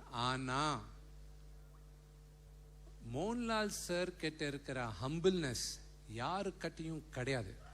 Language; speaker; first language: Tamil; non-native, local second language; Telugu